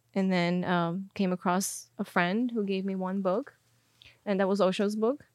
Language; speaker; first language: English; non-native, fluent; Armenian